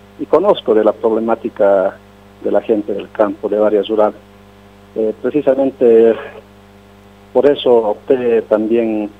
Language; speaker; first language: Spanish; non-native, local second language; Quechua